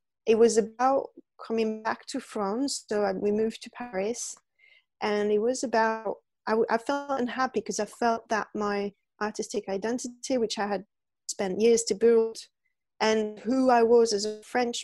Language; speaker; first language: English; non-native, fluent; French